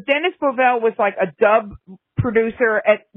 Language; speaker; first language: English; native; English